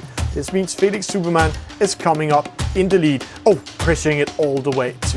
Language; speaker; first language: English; non-native, fluent; Danish